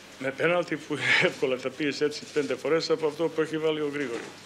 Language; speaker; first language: Greek; non-native, fluent; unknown